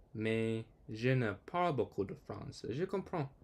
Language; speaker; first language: French; non-native, learner; English